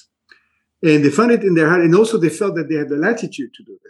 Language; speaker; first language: English; native; English